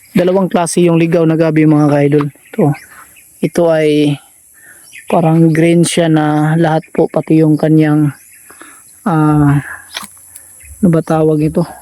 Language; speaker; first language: Filipino; non-native, local second language; Cebuano